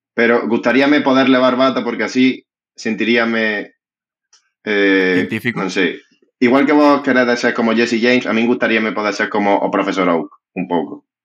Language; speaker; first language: Galician; non-native, fluent; Spanish